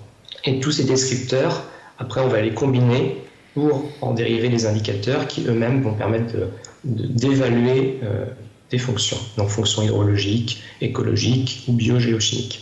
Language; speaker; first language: French; native; French